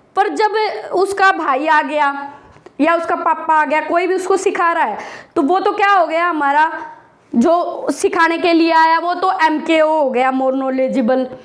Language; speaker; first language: Hindi; native; Hindi